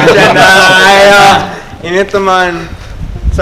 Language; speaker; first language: Indonesian; early bilingual, other home language; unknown